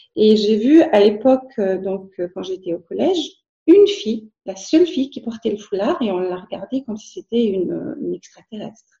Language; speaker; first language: French; non-native, local second language; Arabic